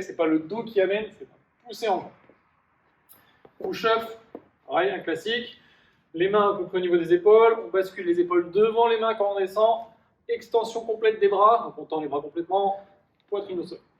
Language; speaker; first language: French; native; French